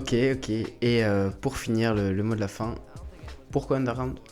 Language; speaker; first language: French; native; French